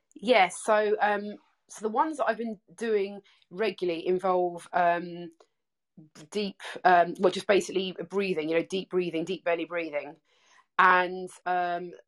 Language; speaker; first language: English; native; English